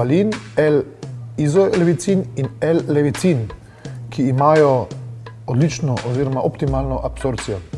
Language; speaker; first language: Slovenian; native; Slovenian